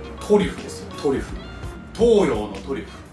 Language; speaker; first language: Japanese; native; Japanese